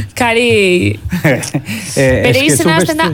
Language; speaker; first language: Basque; native; Basque